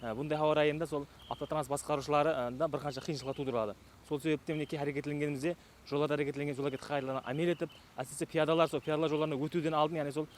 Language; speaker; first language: Uzbek; non-native, local second language; Kara-Kalpak